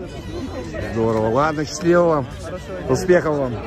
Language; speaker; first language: Russian; native; Russian